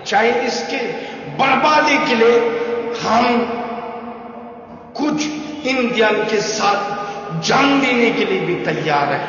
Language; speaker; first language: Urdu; non-native, learner; Uyghur